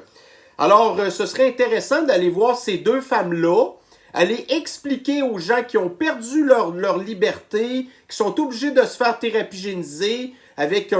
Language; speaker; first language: French; native; French